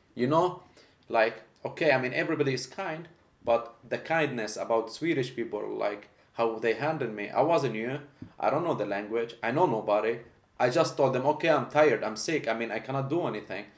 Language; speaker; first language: English; non-native, fluent; Arabic